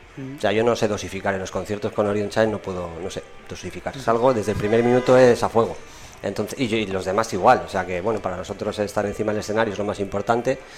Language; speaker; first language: Spanish; native; Spanish